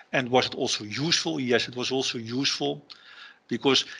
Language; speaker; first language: English; non-native, fluent; Dutch